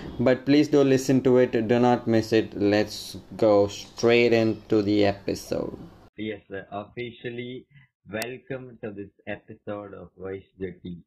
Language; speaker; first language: English; non-native, local second language; Tamil